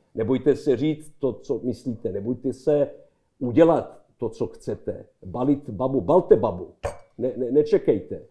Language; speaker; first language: Czech; non-native, fluent; Serbian